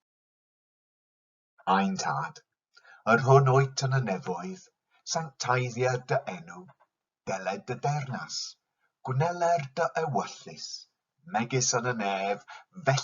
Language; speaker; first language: Welsh; non-native, local second language; English